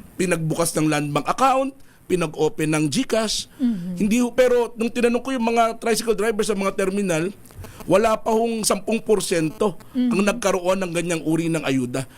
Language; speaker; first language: Filipino; native; Filipino